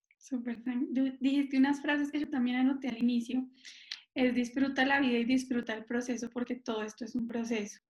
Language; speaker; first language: Spanish; native; Spanish